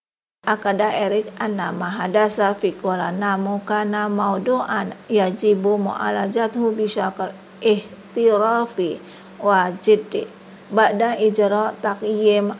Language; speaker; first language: Arabic; non-native, fluent; Indonesian